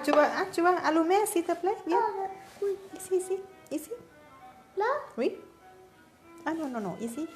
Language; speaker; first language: French; non-native, learner; Thai